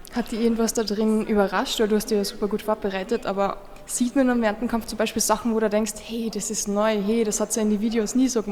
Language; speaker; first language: German; native; German